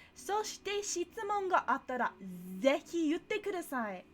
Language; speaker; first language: Japanese; non-native, learner; English